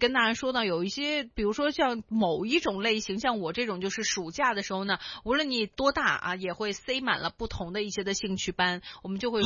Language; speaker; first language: Chinese; non-native, local second language; Cantonese